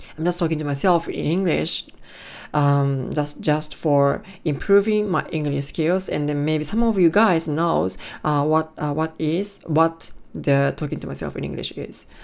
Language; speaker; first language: English; non-native, learner; Japanese